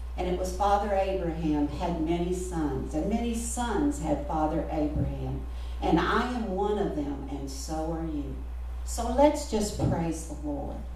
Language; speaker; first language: English; native; English